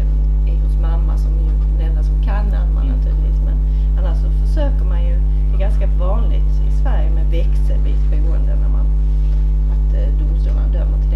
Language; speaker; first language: Swedish; native; Swedish